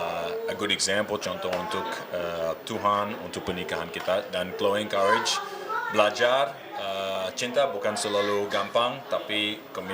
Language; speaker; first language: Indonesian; non-native, learner; English